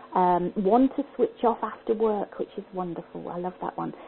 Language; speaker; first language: English; native; English